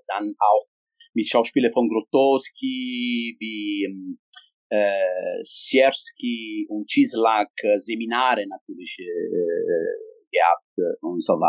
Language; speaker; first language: German; non-native, fluent; Italian